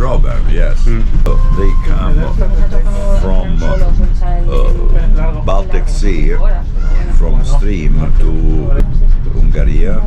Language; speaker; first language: English; non-native, learner; Italian